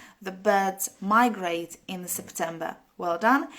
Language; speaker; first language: English; non-native, fluent; Polish